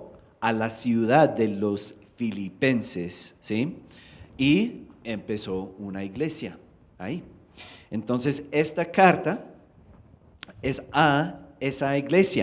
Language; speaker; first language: Spanish; non-native, fluent; English